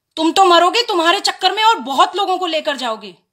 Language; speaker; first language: Hindi; native; Hindi